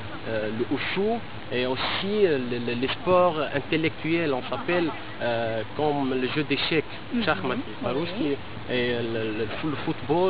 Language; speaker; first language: French; non-native, local second language; Arabic